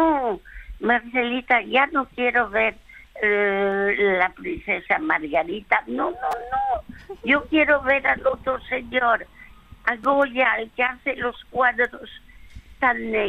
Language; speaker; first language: Spanish; early bilingual, other home language; French